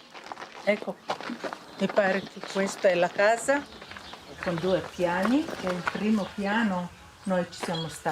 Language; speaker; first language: Italian; non-native, fluent; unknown